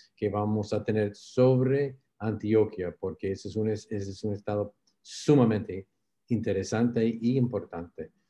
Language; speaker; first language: Spanish; non-native, fluent; English